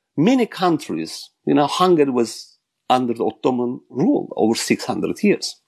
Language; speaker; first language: English; non-native, fluent; Turkish